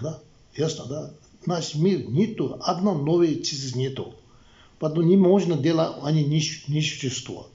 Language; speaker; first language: Russian; non-native, learner; Tibetan